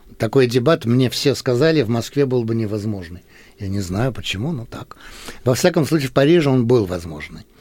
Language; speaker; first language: Russian; early bilingual, heritage; Russian